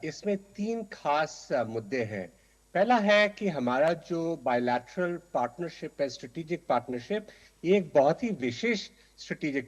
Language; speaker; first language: Hindi; native; Hindi